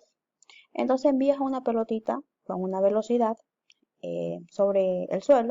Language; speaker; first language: Spanish; native; Spanish